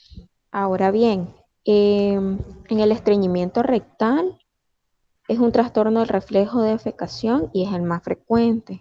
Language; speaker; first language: Spanish; native; Spanish